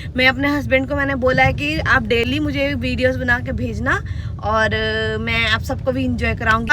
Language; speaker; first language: Hindi; early bilingual, other home language; Nepali